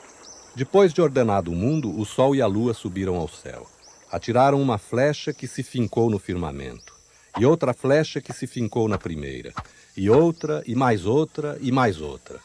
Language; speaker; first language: Portuguese; native; Portuguese